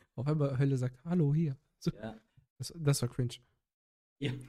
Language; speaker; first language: German; native; German